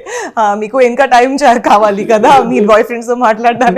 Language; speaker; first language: Telugu; non-native, learner; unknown